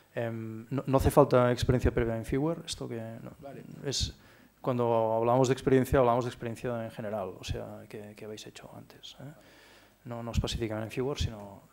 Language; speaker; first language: Catalan; native; Catalan